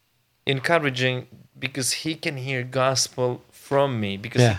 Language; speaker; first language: English; non-native, fluent; Ukrainian